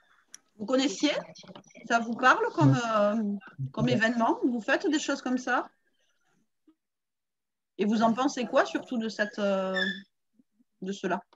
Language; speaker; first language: French; native; French